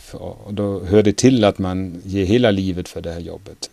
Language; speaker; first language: Swedish; non-native, fluent; German